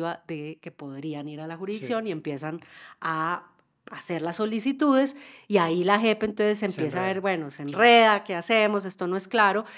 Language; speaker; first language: Spanish; native; Spanish